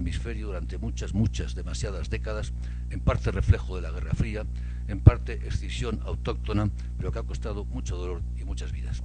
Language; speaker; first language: Spanish; native; Spanish